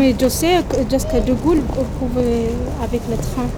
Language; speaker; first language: French; non-native, learner; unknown